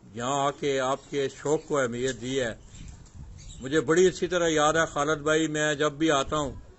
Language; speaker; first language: Urdu; native; Urdu